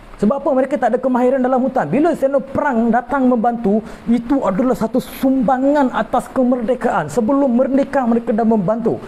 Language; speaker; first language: Malay; non-native, local second language; Tamil